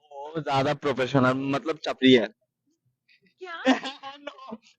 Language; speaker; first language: Hindi; non-native, learner; Bangla